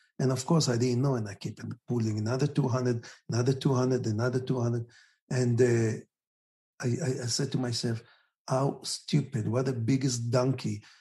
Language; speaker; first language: English; non-native, fluent; Hebrew